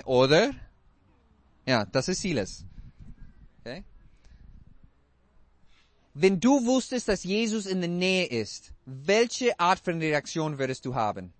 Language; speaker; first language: German; non-native, fluent; English